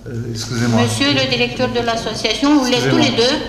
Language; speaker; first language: French; non-native, fluent; Romanian